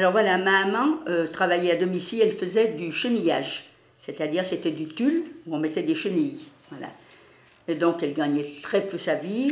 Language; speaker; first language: French; native; French